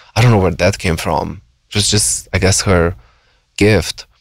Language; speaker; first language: English; non-native, fluent; Slovenian